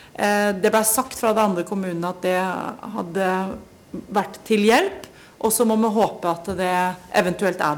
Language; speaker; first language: Norwegian; native; Norwegian